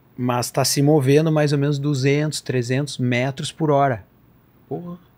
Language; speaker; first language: Portuguese; native; Portuguese